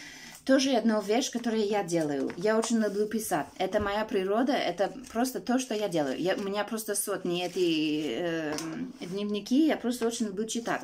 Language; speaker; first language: Russian; non-native, fluent; English